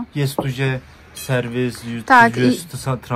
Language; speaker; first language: Polish; non-native, learner; Turkish